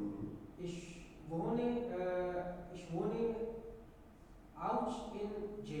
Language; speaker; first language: German; non-native, learner; Hindi